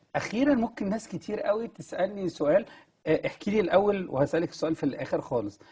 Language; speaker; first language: Egyptian Arabic; native; Egyptian Arabic